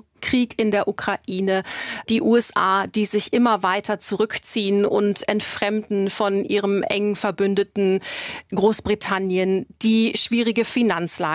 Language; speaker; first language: German; native; German